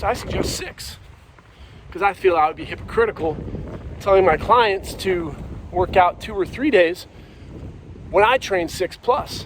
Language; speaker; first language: English; native; English